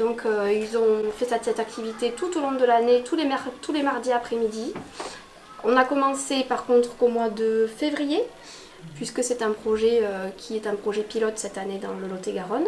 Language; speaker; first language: French; native; French